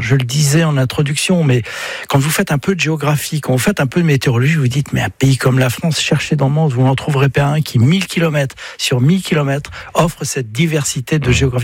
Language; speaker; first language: French; native; French